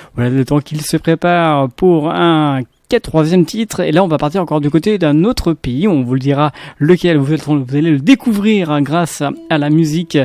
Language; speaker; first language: French; native; French